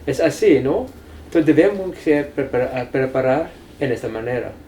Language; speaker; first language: Spanish; non-native, fluent; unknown